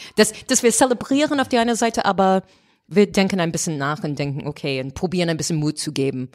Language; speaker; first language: German; non-native, fluent; English